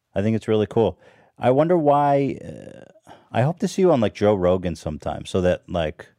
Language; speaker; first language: English; native; English